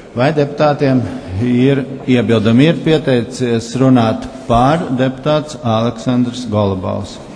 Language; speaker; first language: Latvian; native; Latvian